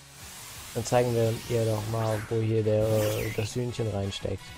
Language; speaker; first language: German; native; German